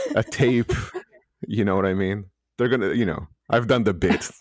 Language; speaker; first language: English; early bilingual, other home language; Hebrew